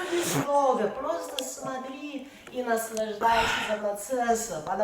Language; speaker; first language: Russian; non-native, learner; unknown